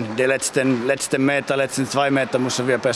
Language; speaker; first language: German; non-native, fluent; Finnish